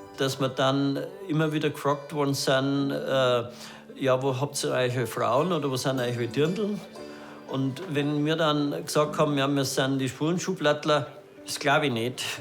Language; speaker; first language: German; native; German